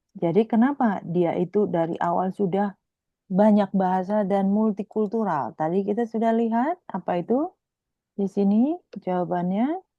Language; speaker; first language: Indonesian; native; Indonesian